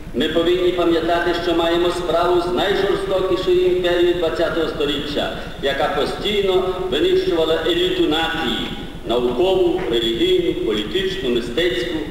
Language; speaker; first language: Ukrainian; native; Ukrainian